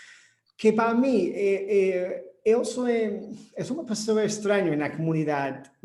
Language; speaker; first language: Portuguese; non-native, fluent; English